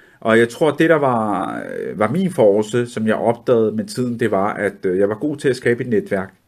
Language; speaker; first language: Danish; early bilingual, other home language; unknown